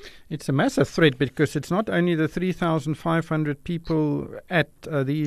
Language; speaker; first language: English; non-native, local second language; Afrikaans